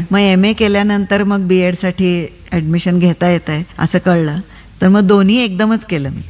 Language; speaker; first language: Marathi; non-native, local second language; Kannada